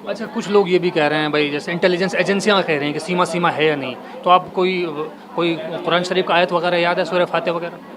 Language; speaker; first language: Hindi; native; Hindi